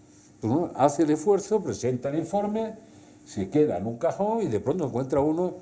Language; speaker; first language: Spanish; native; Spanish